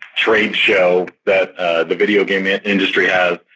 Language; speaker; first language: English; native; English